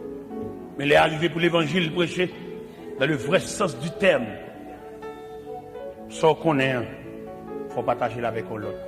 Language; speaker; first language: French; non-native, local second language; Haitian Creole